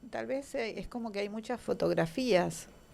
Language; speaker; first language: Spanish; native; Spanish